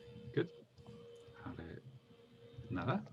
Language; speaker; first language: Japanese; non-native, fluent; English